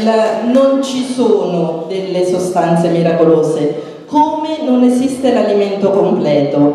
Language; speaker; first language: Italian; native; Italian